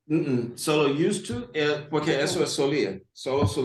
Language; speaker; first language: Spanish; non-native, learner; English